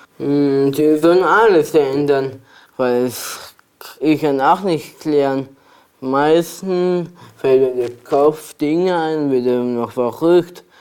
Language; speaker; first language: German; non-native, learner; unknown